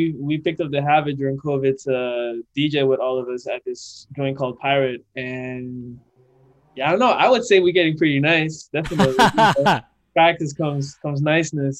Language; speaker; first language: English; non-native, fluent; Dutch